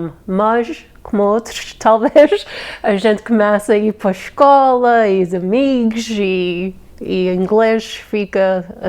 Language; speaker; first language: Portuguese; early bilingual, heritage; Portuguese